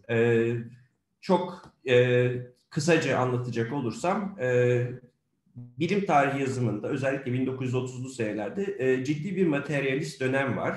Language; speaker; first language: Turkish; native; Turkish